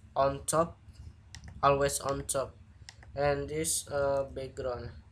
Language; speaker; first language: English; non-native, learner; Indonesian